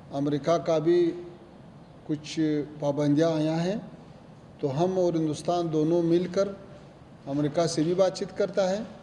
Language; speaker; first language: Hindi; non-native, fluent; Pashto